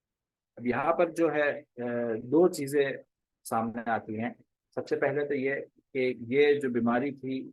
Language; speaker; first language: Urdu; native; Urdu